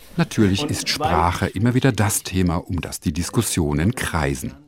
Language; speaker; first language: German; native; German